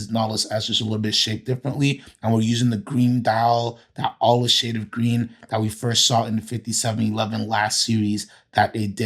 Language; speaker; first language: English; native; English